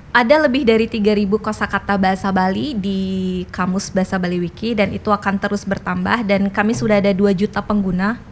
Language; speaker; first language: Indonesian; non-native, local second language; Balinese